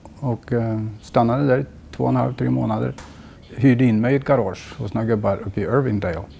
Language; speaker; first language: Swedish; native; Swedish